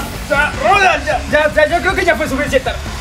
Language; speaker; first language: Spanish; native; Spanish